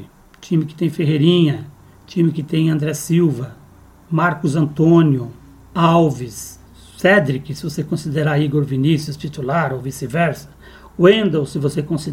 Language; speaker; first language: Portuguese; native; Portuguese